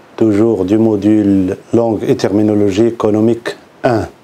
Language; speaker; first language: French; non-native, local second language; Arabic